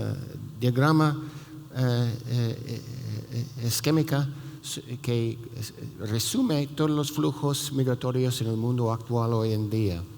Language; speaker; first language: Spanish; non-native, fluent; English